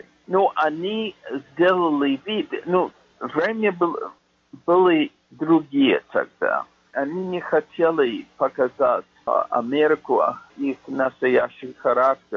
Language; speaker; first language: Russian; non-native, fluent; English